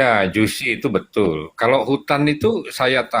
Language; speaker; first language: Indonesian; native; Indonesian